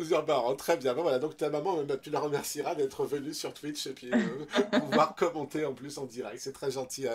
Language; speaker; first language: French; native; French